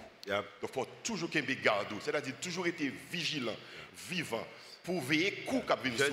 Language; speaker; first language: French; non-native, local second language; Haitian Creole